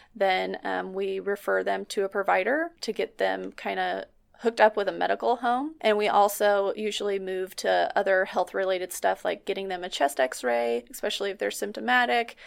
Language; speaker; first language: English; native; English